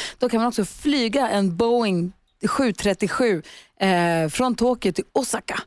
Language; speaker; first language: Swedish; native; Swedish